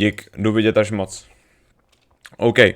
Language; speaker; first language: Czech; native; Czech